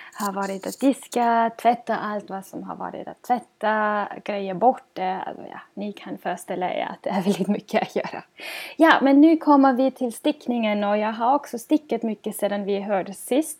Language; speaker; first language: Swedish; non-native, fluent; German